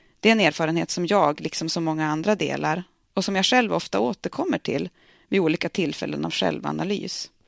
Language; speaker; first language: Swedish; native; Swedish